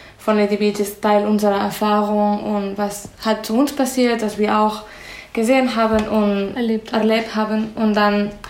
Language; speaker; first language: German; non-native, fluent; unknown